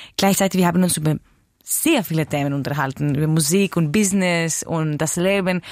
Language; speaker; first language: German; non-native, fluent; Greek